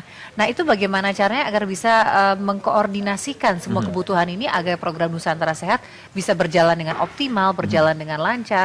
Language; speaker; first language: Indonesian; native; Indonesian